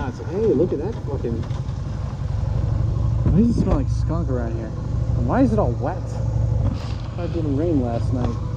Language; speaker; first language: English; native; English